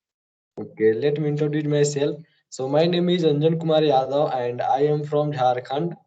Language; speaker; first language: English; non-native, learner; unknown